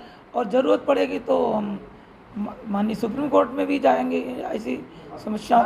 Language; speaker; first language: Hindi; native; Hindi